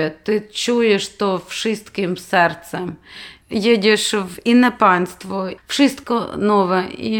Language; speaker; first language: Polish; non-native, learner; Ukrainian